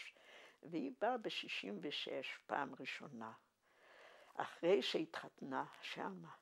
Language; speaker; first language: Hebrew; non-native, fluent; Yiddish